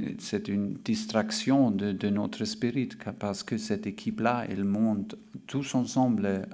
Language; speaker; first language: French; non-native, fluent; German